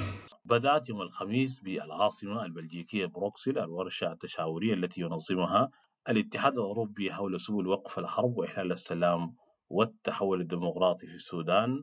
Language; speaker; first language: Arabic; native; Arabic